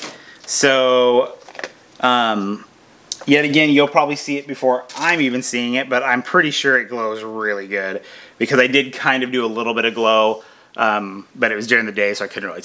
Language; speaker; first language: English; native; English